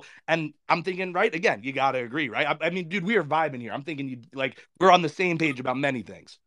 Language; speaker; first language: English; native; English